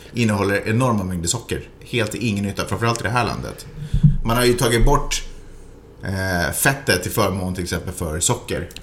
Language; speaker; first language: Swedish; native; Swedish